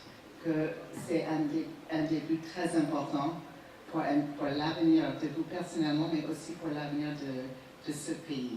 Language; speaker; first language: French; non-native, fluent; English